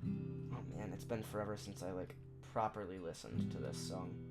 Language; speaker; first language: English; native; English